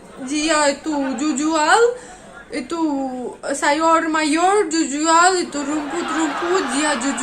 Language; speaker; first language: Indonesian; non-native, learner; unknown